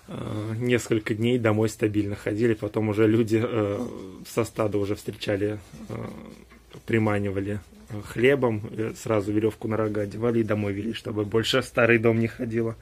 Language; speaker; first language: Russian; native; Russian